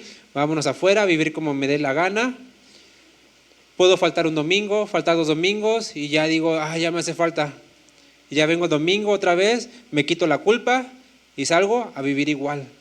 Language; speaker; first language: Spanish; native; Spanish